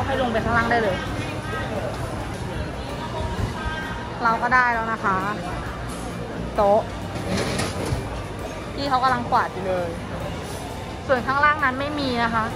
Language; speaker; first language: Thai; native; Thai